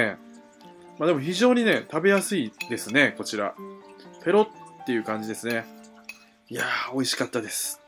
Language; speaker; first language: Japanese; native; Japanese